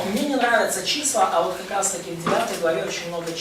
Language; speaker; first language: Russian; native; Russian